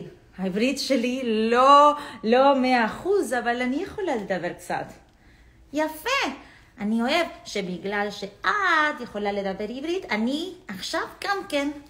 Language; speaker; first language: Hebrew; non-native, fluent; English